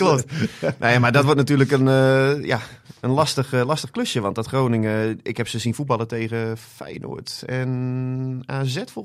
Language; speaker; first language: Dutch; native; Dutch